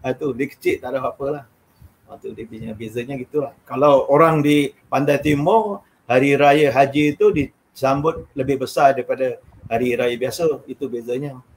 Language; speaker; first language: Malay; non-native, local second language; Javanese